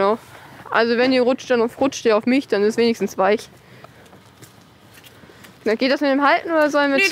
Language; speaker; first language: German; native; German